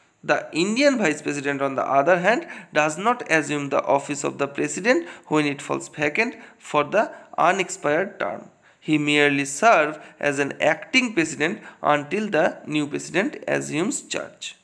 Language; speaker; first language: English; non-native, local second language; Bangla